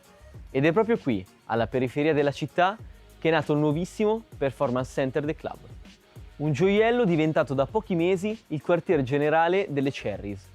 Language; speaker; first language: Italian; native; Italian